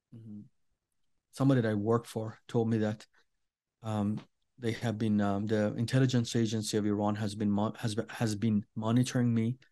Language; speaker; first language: English; non-native, fluent; Persian